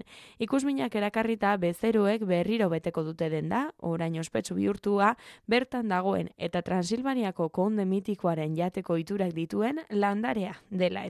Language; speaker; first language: Basque; native; Basque